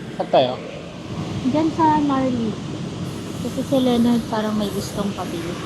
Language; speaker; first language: Filipino; non-native, learner; Korean